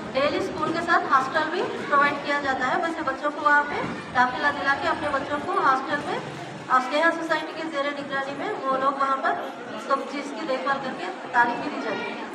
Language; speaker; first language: Hindi; non-native, local second language; Urdu